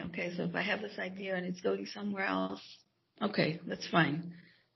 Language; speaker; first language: English; non-native, fluent; Hebrew